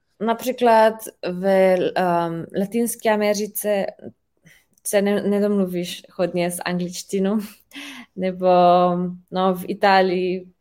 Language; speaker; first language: Czech; non-native, fluent; Slovenian